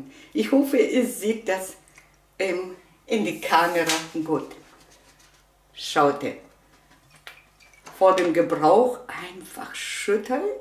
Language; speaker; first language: German; non-native, learner; Russian